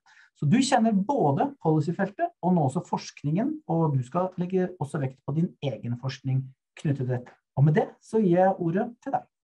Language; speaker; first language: Norwegian; native; Norwegian